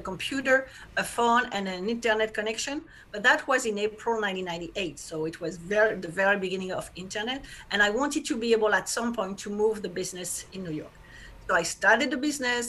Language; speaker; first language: English; non-native, fluent; French